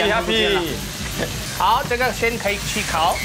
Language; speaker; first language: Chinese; non-native, learner; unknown